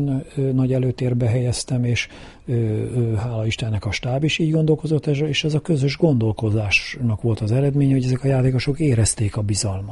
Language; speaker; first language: Hungarian; native; Hungarian